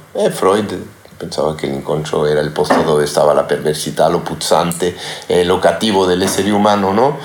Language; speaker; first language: Italian; non-native, learner; Spanish